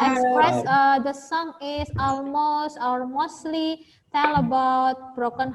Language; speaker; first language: English; non-native, learner; Indonesian